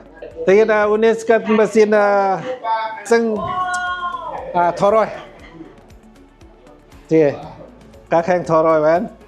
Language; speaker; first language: Mongolian; non-native, learner; Lao